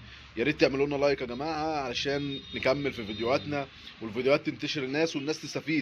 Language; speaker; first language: Arabic; native; Arabic